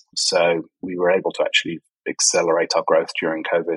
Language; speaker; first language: English; native; English